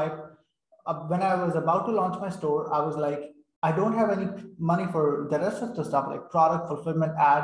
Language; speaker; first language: English; non-native, fluent; Urdu